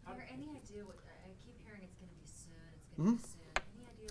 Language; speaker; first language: English; native; English